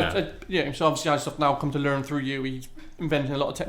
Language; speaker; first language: English; native; English